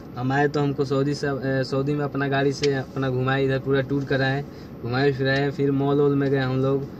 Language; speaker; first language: Hindi; native; Hindi